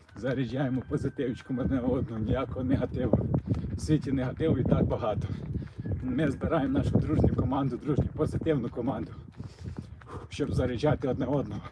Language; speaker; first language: Ukrainian; non-native, local second language; Russian